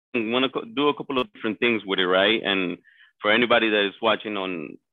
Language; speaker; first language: English; non-native, fluent; Spanish